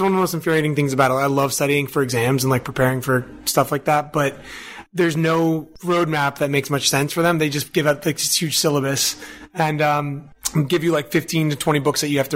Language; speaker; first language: English; native; English